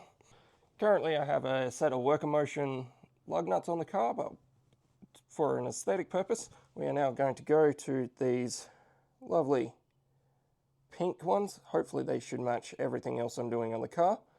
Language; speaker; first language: English; native; English